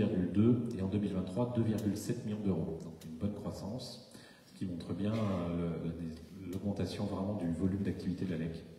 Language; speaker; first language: French; native; French